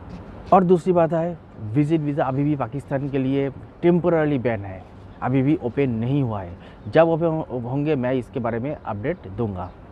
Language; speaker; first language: Hindi; non-native, local second language; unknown